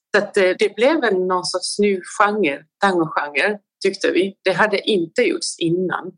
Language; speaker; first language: Swedish; native; Swedish